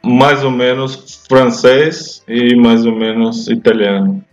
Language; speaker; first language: Portuguese; non-native, fluent; Russian